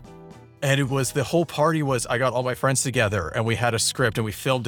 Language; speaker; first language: English; native; English